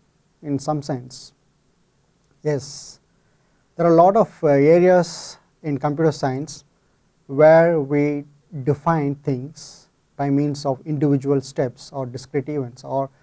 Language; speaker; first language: English; non-native, fluent; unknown